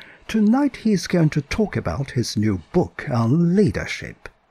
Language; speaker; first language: English; non-native, fluent; Japanese